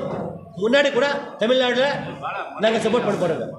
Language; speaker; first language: Tamil; non-native, learner; Kannada